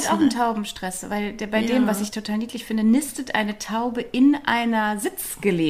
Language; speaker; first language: German; native; German